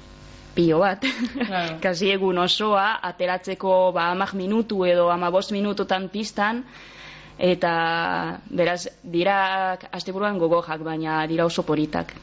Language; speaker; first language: Basque; non-native, local second language; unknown